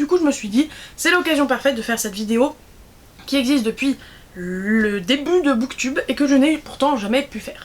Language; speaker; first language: French; native; French